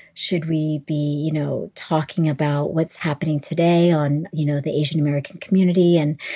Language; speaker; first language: English; early bilingual, other home language; Vietnamese